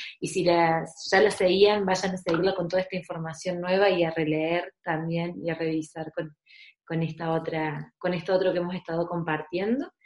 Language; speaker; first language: Spanish; native; Spanish